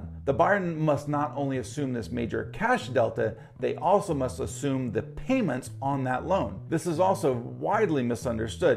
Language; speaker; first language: English; native; English